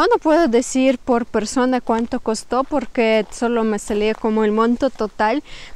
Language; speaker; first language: Spanish; non-native, fluent; Ukrainian